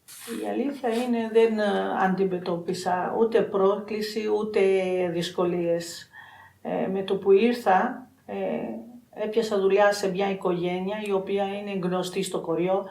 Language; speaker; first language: Greek; non-native, fluent; Albanian